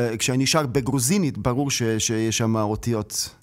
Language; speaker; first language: Hebrew; non-native, learner; Russian